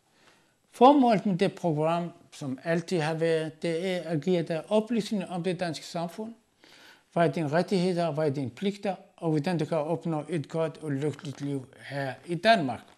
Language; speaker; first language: Danish; non-native, fluent; Arabic